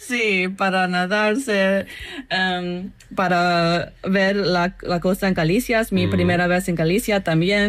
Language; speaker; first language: Spanish; non-native, fluent; English